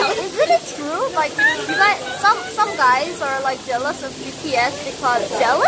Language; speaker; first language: English; non-native, learner; Korean